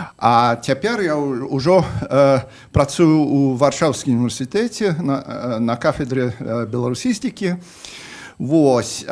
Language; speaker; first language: Belarusian; non-native, fluent; English